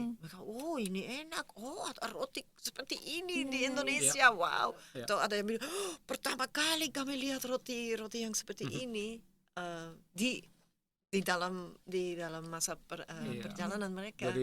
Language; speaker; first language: Indonesian; non-native, fluent; Dutch